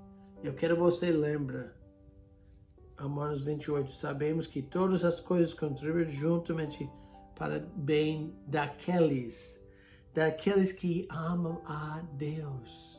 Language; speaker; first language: Portuguese; non-native, fluent; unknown